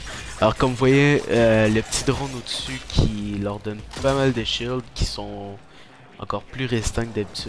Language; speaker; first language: French; native; French